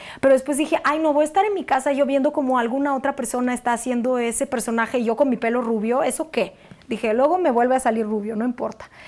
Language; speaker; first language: Spanish; non-native, fluent; Russian